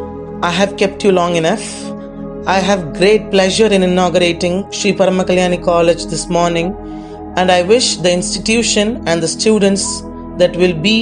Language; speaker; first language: English; non-native, local second language; Tamil